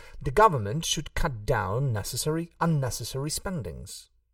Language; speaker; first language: English; non-native, fluent; Hungarian